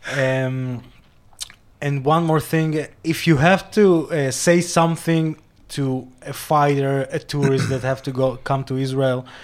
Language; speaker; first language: English; non-native, fluent; Hebrew